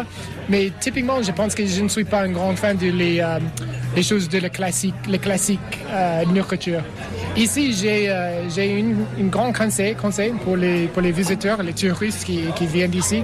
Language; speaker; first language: French; non-native, learner; English